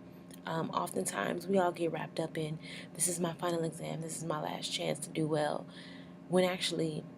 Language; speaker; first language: English; native; English